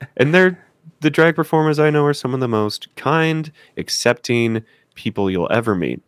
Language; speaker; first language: English; native; English